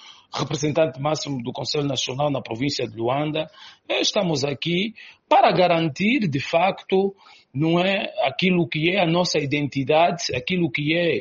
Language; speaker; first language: Portuguese; native; Portuguese